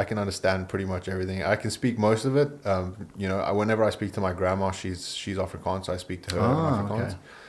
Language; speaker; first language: English; native; English